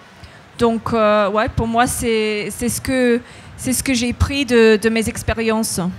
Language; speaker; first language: French; non-native, fluent; English